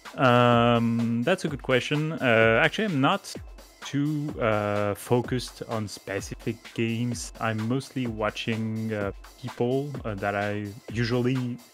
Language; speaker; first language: English; non-native, fluent; French